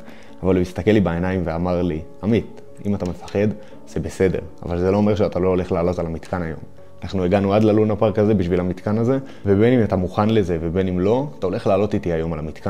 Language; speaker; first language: Hebrew; native; Hebrew